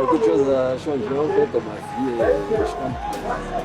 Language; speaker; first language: French; non-native, local second language; Malagasy